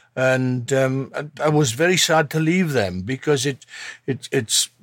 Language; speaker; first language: English; native; English